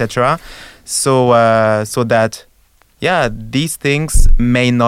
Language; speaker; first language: English; non-native, fluent; French